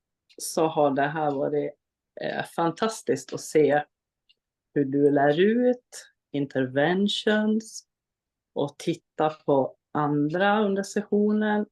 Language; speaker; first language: Swedish; native; Swedish